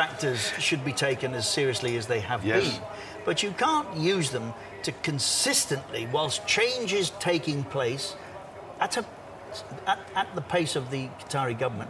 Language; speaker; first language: English; native; English